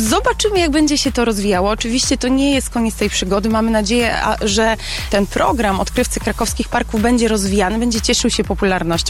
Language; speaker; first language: Polish; native; Polish